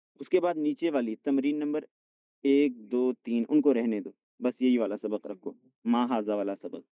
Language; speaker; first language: Urdu; non-native, local second language; Punjabi